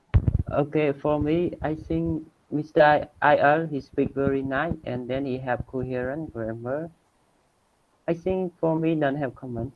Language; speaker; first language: English; non-native, learner; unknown